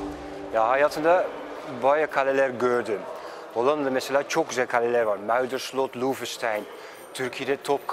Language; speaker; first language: Turkish; non-native, fluent; Dutch